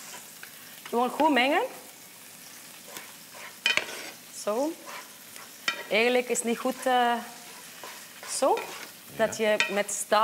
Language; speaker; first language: Dutch; non-native, fluent; Icelandic